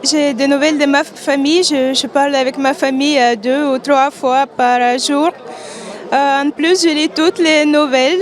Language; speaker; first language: French; non-native, fluent; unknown